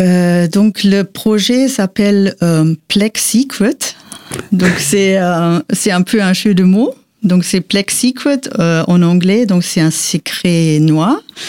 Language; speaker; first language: French; non-native, fluent; German